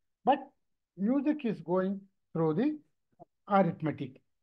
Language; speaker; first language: English; non-native, local second language; Tamil